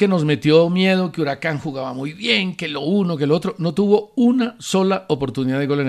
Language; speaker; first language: Spanish; native; Spanish